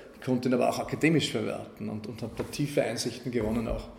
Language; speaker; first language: German; native; German